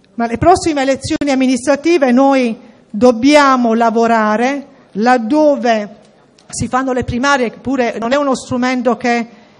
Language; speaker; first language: Italian; native; Italian